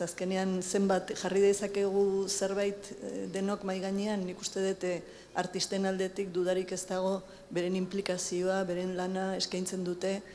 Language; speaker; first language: Basque; native; Basque